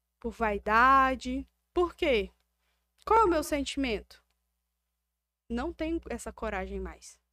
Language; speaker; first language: Portuguese; native; Portuguese